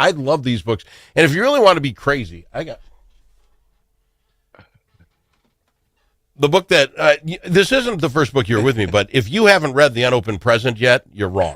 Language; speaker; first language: English; native; English